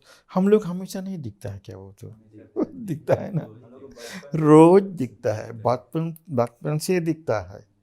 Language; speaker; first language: Hindi; non-native, fluent; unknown